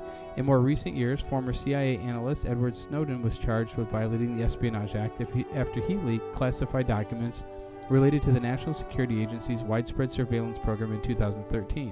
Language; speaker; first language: English; native; English